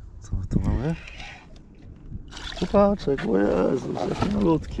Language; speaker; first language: Polish; native; Polish